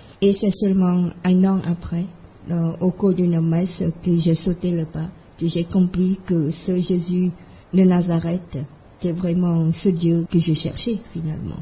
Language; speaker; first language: French; non-native, fluent; Khmer